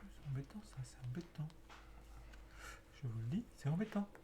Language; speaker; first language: French; native; French